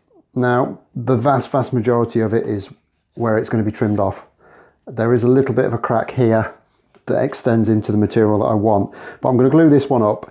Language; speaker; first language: English; native; English